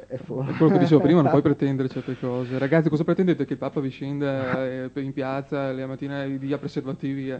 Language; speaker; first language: Italian; native; Italian